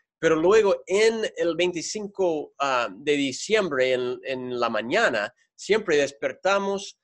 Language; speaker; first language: Spanish; non-native, fluent; English